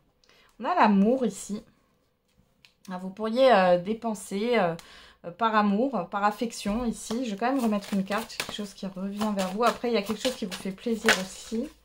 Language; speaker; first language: French; native; French